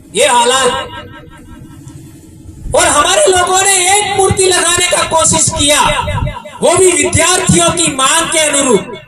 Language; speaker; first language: Hindi; non-native, local second language; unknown